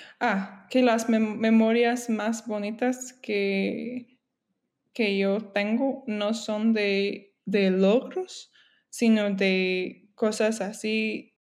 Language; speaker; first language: Spanish; non-native, fluent; English